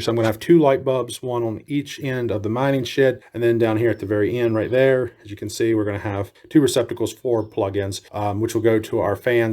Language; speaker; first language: English; native; English